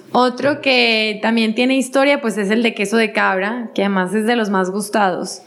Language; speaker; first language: Spanish; native; Spanish